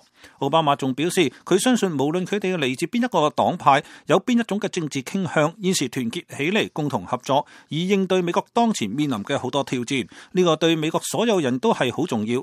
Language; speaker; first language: Chinese; non-native, local second language; Cantonese